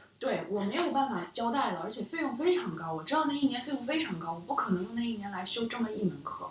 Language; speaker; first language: Chinese; native; Chinese